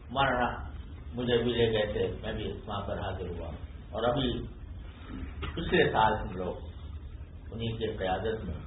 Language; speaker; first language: Urdu; native; Urdu